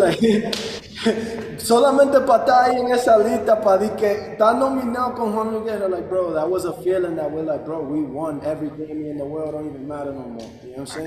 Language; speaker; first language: English; early bilingual, other home language; Spanish